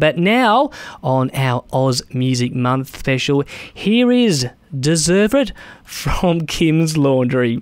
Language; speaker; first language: English; native; English